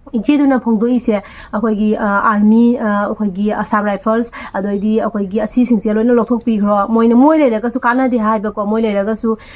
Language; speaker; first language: Manipuri; native; Manipuri